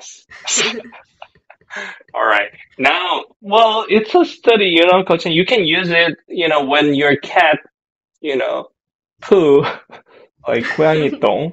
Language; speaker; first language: English; non-native, fluent; Korean